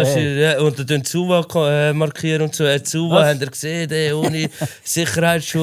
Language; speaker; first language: German; native; German